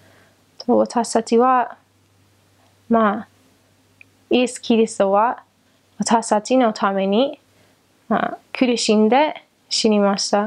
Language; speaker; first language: Japanese; non-native, learner; English